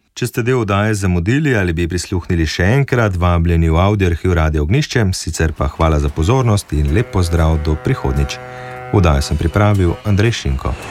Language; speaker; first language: Slovenian; native; Slovenian